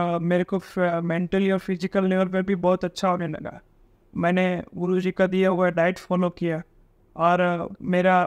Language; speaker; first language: Hindi; non-native, local second language; Gujarati